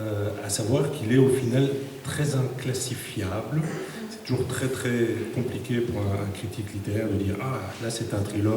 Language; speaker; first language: French; native; French